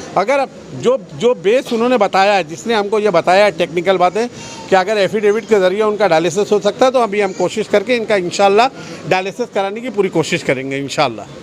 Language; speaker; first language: Hindi; native; Hindi